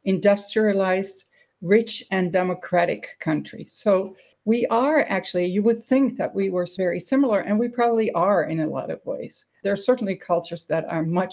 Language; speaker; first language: English; non-native, fluent; Dutch